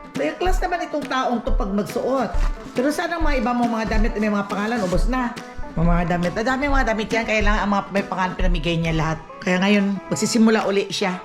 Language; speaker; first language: Filipino; non-native, local second language; Aklanon